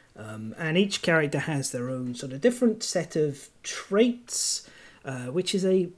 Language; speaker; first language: English; non-native, local second language; Welsh